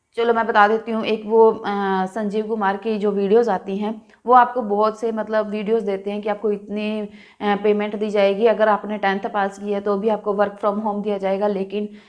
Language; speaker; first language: Hindi; non-native, local second language; Punjabi